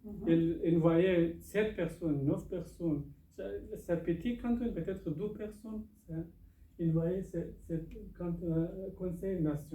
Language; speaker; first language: French; non-native, learner; Persian